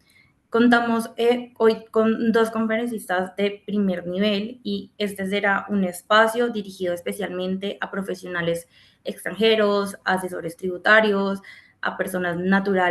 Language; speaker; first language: Spanish; native; Spanish